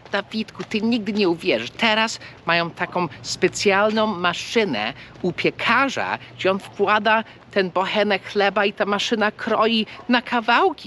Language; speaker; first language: Polish; non-native, fluent; English